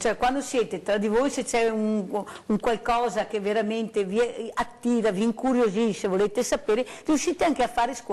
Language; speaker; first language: Italian; native; Italian